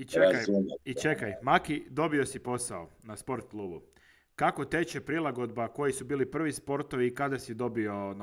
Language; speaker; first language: Croatian; native; Croatian